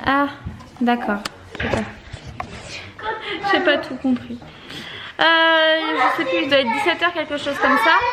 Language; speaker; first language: French; native; French